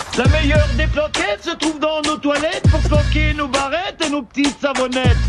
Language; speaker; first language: French; native; French